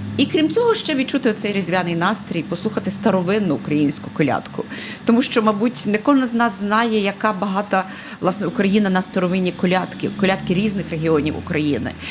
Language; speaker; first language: Ukrainian; native; Ukrainian